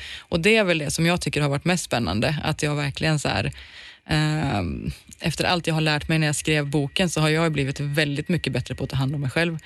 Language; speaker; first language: Swedish; native; Swedish